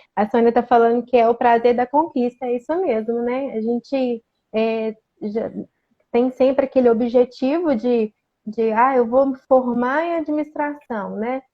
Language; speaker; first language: Portuguese; native; Portuguese